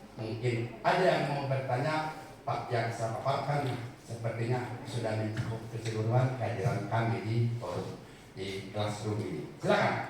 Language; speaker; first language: Indonesian; non-native, local second language; Batak Toba